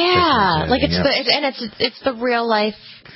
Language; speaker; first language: English; native; English